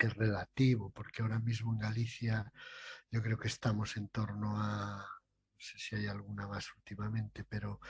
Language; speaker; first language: Spanish; non-native, local second language; Galician